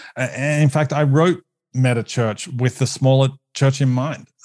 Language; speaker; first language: English; native; English